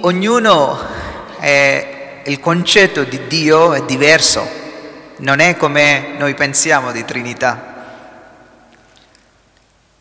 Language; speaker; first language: Italian; non-native, fluent; Malayalam